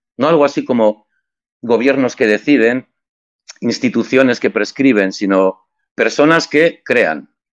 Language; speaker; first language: Spanish; native; Spanish